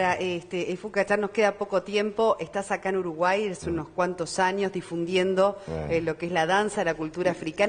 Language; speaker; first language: Spanish; native; Spanish